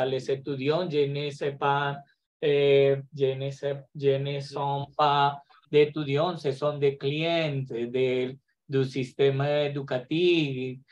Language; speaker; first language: French; non-native, learner; Spanish